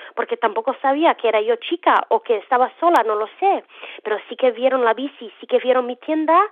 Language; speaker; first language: Spanish; non-native, fluent; English